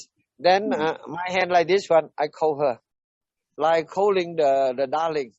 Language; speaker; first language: English; non-native, learner; Vietnamese